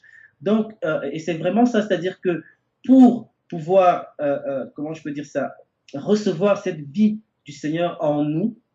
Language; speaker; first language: French; native; French